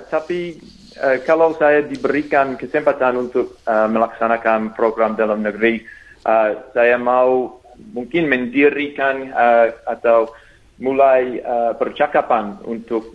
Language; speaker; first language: Indonesian; non-native, fluent; English